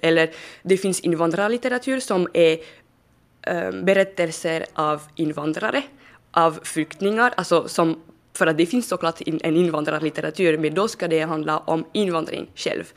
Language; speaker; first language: Swedish; non-native, fluent; French